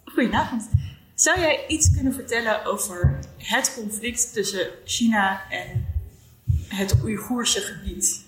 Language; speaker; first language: Dutch; native; Dutch